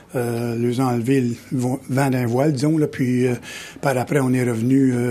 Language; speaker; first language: French; native; French